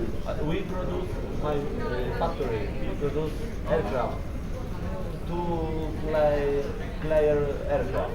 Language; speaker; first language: English; non-native, learner; Polish